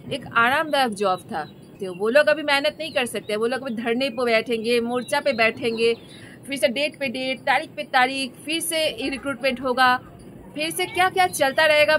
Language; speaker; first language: Hindi; non-native, local second language; Bangla